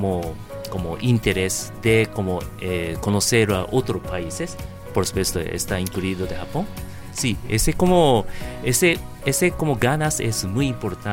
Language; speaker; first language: Spanish; non-native, learner; Japanese